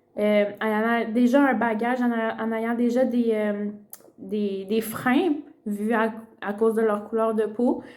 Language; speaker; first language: French; early bilingual, other home language; Spanish